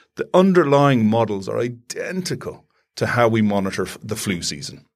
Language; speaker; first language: English; native; English